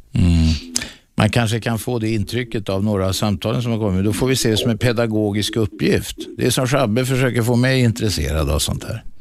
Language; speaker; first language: Swedish; native; Swedish